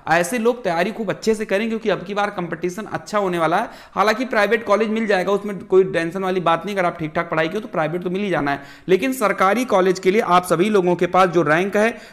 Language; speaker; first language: Hindi; native; Hindi